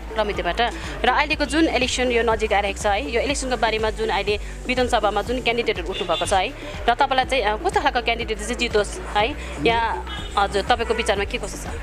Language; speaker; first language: Nepali; native; Nepali